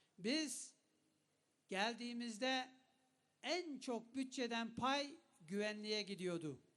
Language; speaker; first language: Turkish; non-native, local second language; Kurdish